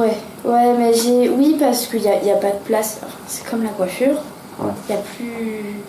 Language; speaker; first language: French; native; French